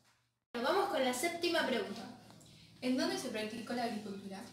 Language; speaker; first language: Spanish; native; Spanish